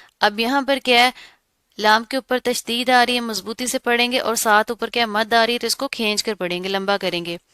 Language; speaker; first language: Urdu; native; Urdu